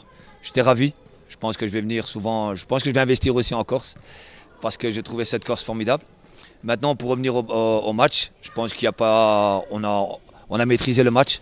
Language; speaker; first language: French; native; French